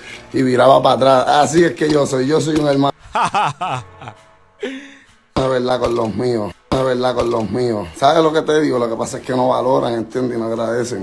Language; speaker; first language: Spanish; native; Spanish